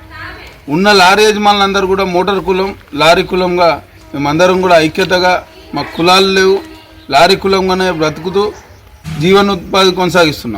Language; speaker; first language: Telugu; native; Telugu